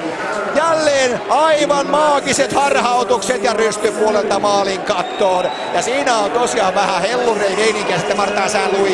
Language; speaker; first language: Finnish; native; Finnish